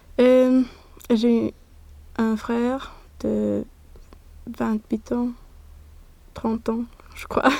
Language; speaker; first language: French; non-native, learner; Swedish